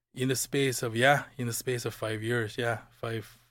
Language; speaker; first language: English; native; English